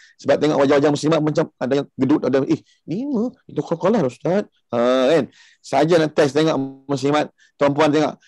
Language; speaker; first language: Malay; early bilingual, heritage; Malay